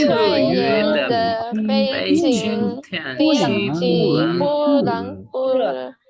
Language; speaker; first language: Chinese; non-native, learner; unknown